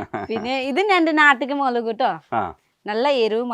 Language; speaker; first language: Malayalam; non-native, learner; Nepali